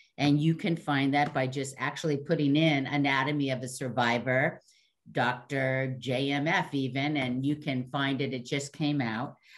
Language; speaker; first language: English; native; English